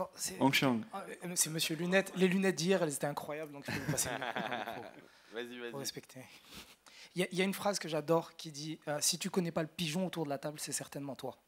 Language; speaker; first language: French; non-native, local second language; Arabic